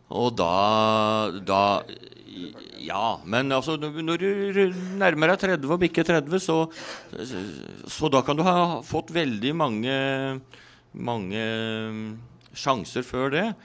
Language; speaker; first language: Norwegian; native; Norwegian